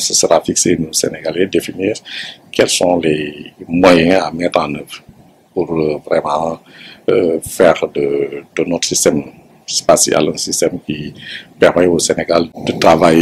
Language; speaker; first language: French; non-native, local second language; Wolof